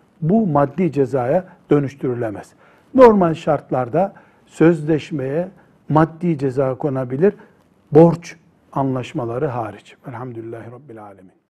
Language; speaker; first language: Turkish; native; Turkish